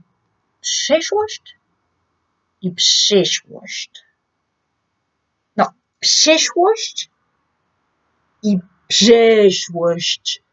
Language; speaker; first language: Polish; non-native, learner; French